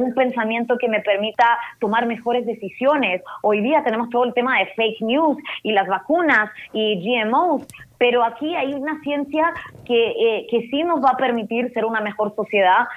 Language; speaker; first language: Spanish; native; Spanish